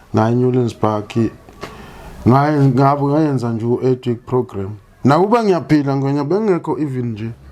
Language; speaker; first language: Zulu; native; Zulu